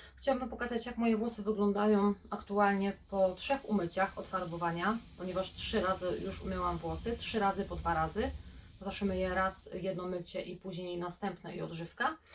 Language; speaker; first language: Polish; native; Polish